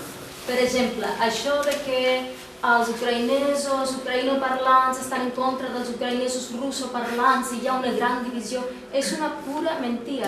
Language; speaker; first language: Catalan; non-native, fluent; Ukrainian